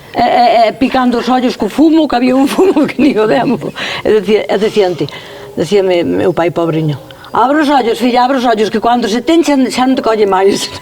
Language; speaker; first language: Galician; native; Galician